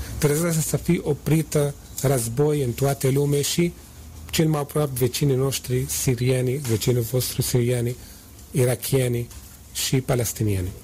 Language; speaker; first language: Romanian; non-native, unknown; Arabic